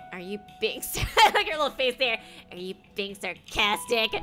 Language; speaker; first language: English; native; English